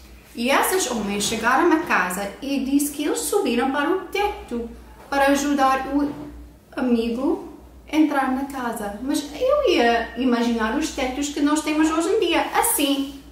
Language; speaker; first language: Portuguese; non-native, fluent; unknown